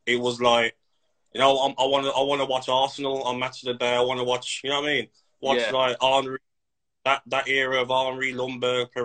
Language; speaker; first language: English; native; English